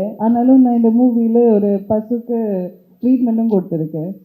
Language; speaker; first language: Tamil; early bilingual, heritage; Tamil